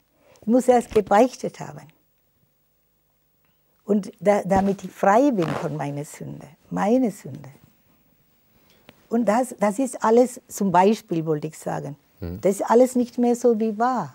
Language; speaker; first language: German; non-native, fluent; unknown